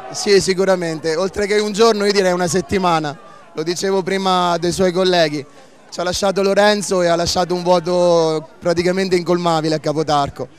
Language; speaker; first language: Italian; native; Italian